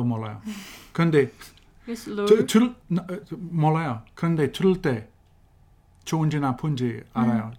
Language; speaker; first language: Korean; non-native, fluent; English